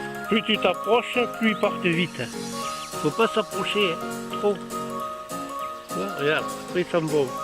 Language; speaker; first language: French; native; French